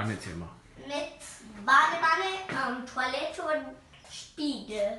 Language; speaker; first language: German; non-native, learner; Romanian